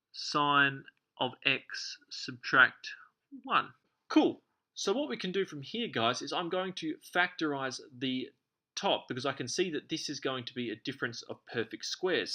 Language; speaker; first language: English; native; English